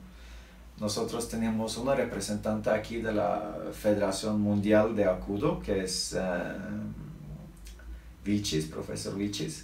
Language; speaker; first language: Spanish; non-native, learner; Norwegian